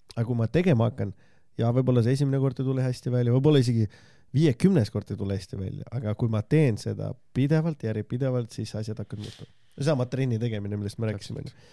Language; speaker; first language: Estonian; non-native, local second language; Russian